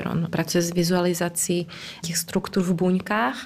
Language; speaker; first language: Czech; early bilingual, heritage; Czech